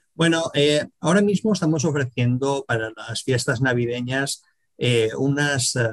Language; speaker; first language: Spanish; native; Spanish